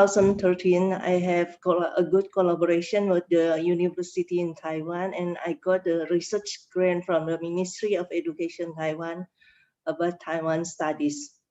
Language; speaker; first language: English; non-native, learner; Indonesian